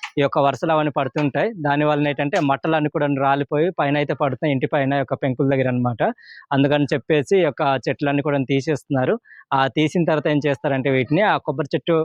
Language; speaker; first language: Telugu; non-native, local second language; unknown